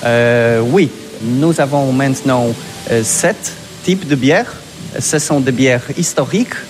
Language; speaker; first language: French; non-native, learner; Polish